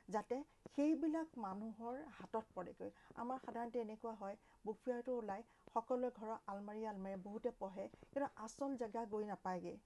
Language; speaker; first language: Assamese; native; Assamese